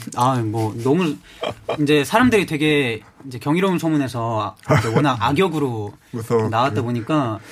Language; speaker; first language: Korean; native; Korean